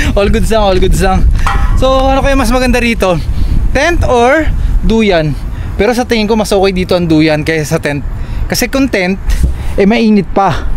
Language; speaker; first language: Filipino; native; Filipino